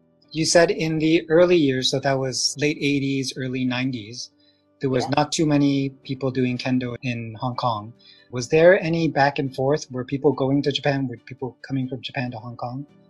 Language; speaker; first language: English; early bilingual, other home language; Chinese